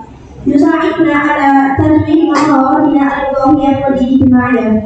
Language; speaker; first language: Arabic; non-native, learner; Indonesian